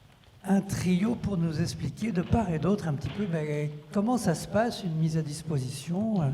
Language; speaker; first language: French; native; French